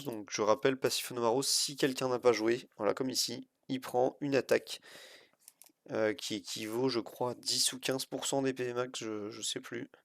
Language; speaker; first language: French; native; French